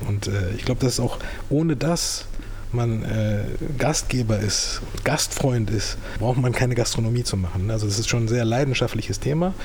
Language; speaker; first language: German; early bilingual, other home language; Turkish